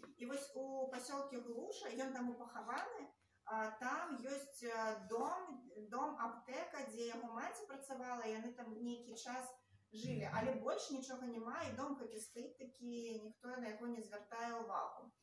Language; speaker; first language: Belarusian; non-native, local second language; Russian